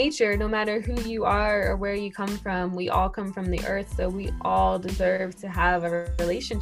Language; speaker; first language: English; native; English